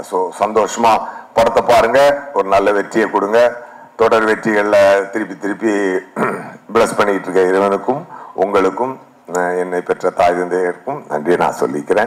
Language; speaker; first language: Tamil; native; Tamil